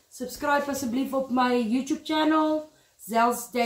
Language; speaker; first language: Afrikaans; native; Afrikaans